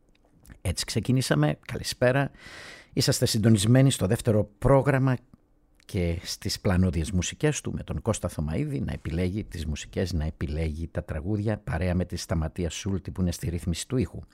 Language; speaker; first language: Greek; native; Greek